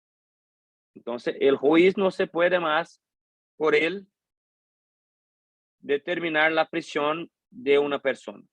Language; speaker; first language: Spanish; non-native, fluent; Portuguese